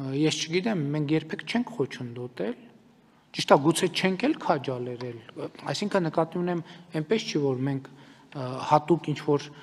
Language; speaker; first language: Armenian; native; Armenian